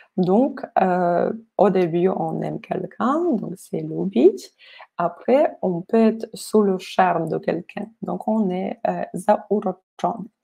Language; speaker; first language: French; non-native, fluent; Polish